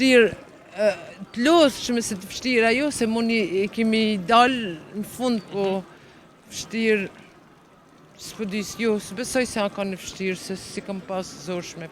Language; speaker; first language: Albanian; early bilingual, heritage; Albanian